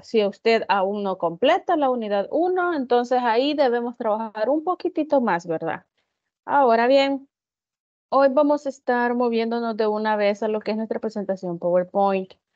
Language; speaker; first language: Spanish; native; Spanish